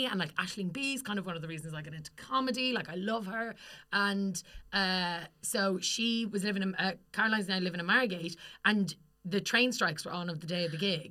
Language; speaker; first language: English; native; English